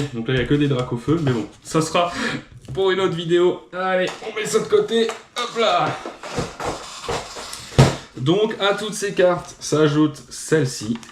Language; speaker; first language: French; native; French